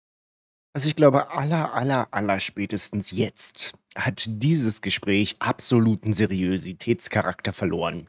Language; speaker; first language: German; native; German